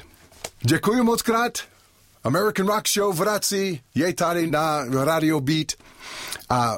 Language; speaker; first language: Czech; non-native, learner; English